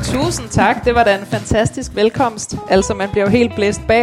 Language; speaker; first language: Danish; native; Danish